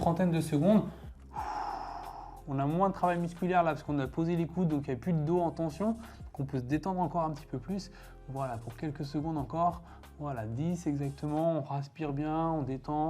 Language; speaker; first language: French; native; French